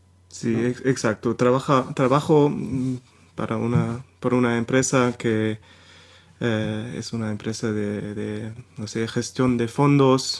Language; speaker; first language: Spanish; non-native, fluent; German